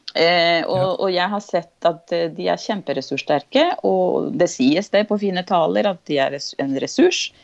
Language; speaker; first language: Norwegian; non-native, fluent; Spanish